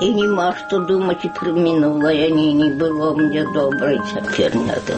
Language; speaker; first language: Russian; non-native, local second language; Belarusian